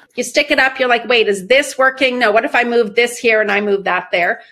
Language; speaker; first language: English; early bilingual, other home language; Persian